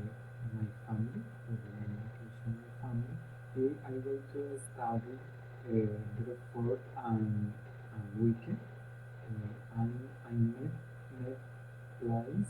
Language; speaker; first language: English; non-native, learner; Spanish